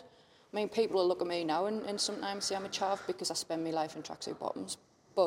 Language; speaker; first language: English; native; English